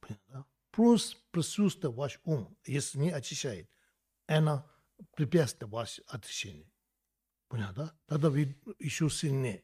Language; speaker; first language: Russian; non-native, learner; Tibetan